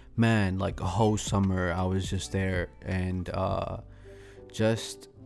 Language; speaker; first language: English; early bilingual, other home language; Spanish